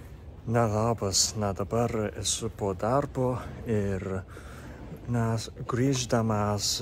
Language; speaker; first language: Lithuanian; non-native, fluent; Japanese